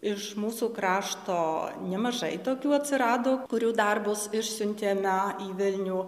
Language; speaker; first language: Lithuanian; native; Lithuanian